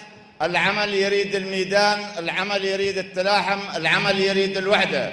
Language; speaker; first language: Arabic; native; Arabic